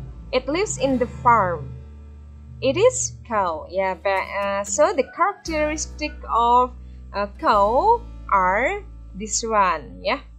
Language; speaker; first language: English; non-native, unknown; Indonesian